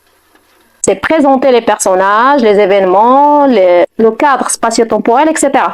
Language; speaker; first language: French; non-native, fluent; Arabic